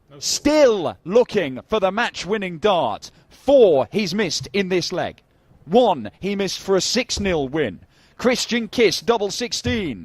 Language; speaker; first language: English; native; English